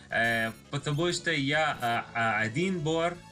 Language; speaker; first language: Russian; non-native, learner; English